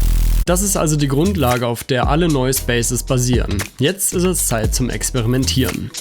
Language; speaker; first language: German; native; German